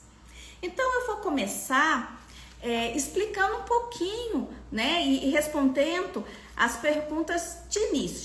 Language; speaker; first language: Portuguese; native; Portuguese